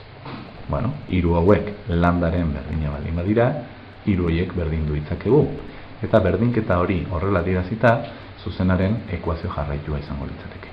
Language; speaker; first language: Basque; native; Basque